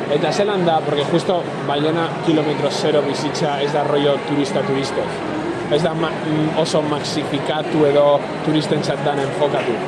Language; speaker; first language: Basque; non-native, local second language; Spanish